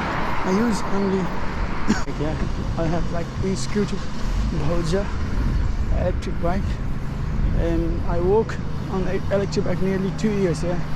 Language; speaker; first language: English; non-native, learner; Nepali